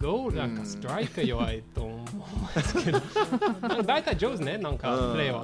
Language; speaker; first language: Japanese; non-native, fluent; English